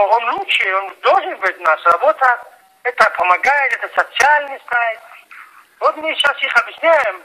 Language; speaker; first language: Russian; non-native, local second language; Tajik